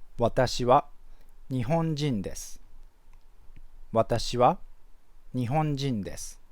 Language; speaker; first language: Japanese; non-native, fluent; English